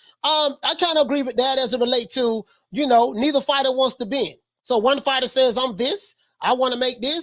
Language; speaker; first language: English; native; English